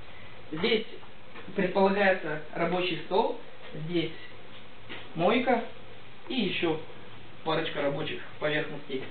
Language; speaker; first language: Russian; native; Russian